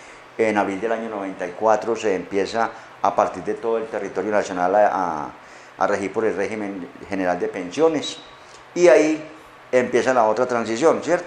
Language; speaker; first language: Spanish; native; Spanish